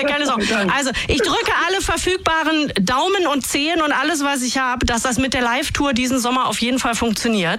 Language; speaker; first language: German; native; German